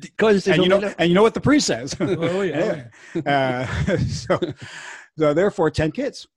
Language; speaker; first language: English; non-native, fluent; French